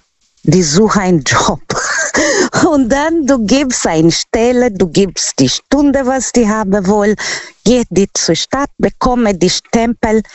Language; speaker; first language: German; non-native, local second language; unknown